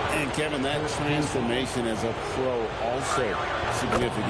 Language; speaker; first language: English; native; English